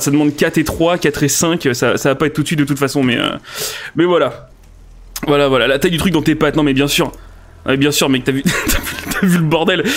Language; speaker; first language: French; native; French